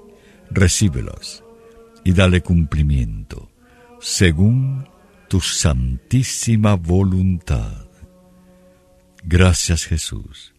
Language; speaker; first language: Spanish; native; Spanish